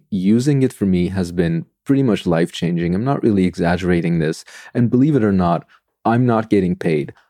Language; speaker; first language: English; non-native, fluent; Turkish